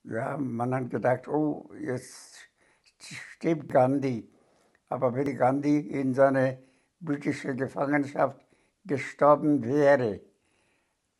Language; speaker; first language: German; non-native, fluent; Bangla